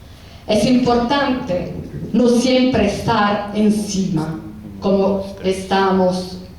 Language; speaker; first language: Spanish; non-native, fluent; Italian